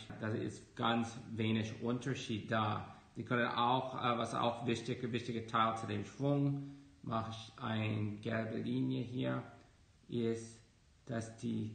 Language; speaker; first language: German; non-native, fluent; English